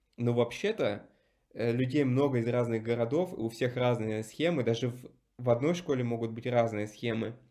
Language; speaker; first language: Russian; native; Russian